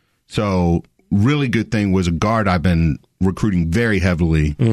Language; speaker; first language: English; native; English